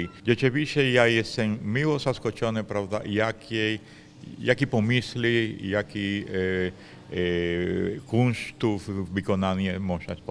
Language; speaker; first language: Polish; non-native, fluent; Spanish